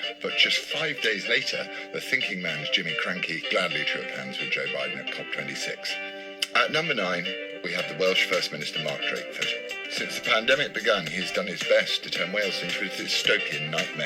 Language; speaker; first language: English; native; English